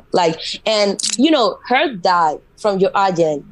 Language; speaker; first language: English; non-native, fluent; Spanish